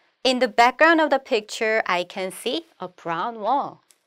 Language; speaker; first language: English; non-native, fluent; Korean